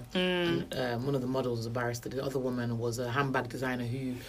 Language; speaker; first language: English; non-native, local second language; Yoruba